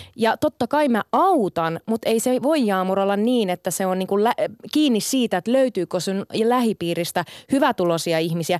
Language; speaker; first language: Finnish; early bilingual, other home language; Sinhala